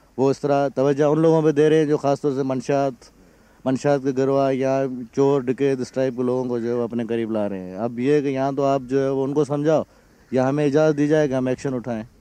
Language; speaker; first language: Urdu; non-native, local second language; Sindhi